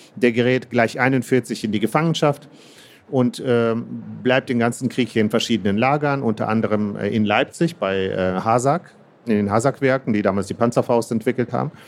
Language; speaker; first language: German; early bilingual, other home language; Russian